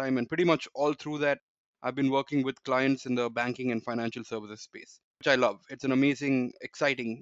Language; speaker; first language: English; non-native, local second language; Tamil